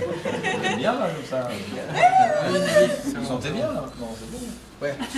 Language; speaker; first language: French; native; French